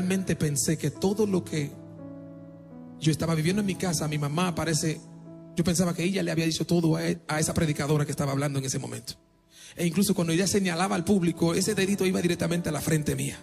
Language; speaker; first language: Spanish; non-native, fluent; Haitian Creole